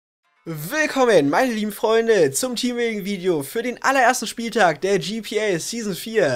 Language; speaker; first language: German; native; German